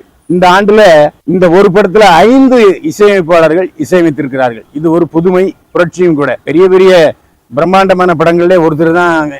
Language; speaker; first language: Tamil; native; Tamil